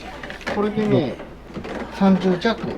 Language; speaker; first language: Japanese; native; Japanese